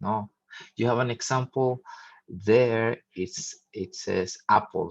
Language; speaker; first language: English; non-native, fluent; Spanish